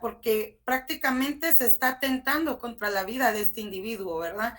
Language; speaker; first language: Spanish; native; Spanish